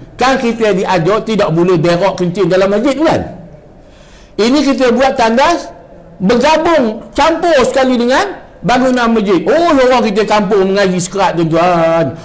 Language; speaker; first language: Malay; native; Malay